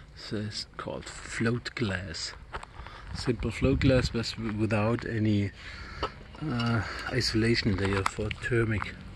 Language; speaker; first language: English; non-native, fluent; German